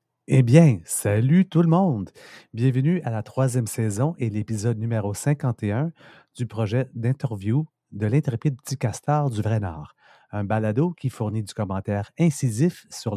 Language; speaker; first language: French; native; French